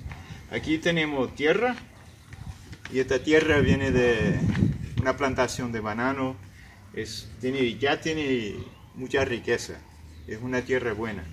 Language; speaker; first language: Spanish; non-native, fluent; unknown